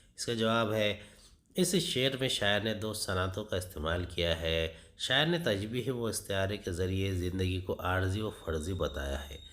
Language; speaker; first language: Urdu; native; Urdu